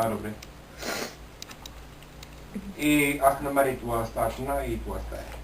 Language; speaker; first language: Bulgarian; non-native, learner; Finnish